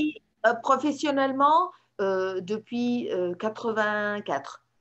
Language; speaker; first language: French; non-native, fluent; English